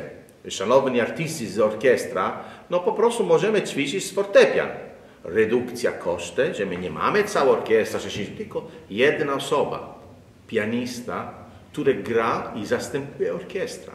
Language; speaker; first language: Polish; non-native, learner; Italian